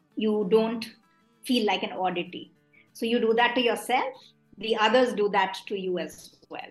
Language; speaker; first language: English; non-native, local second language; Hindi